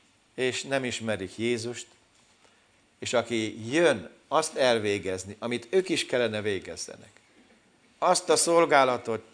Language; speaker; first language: Hungarian; native; Hungarian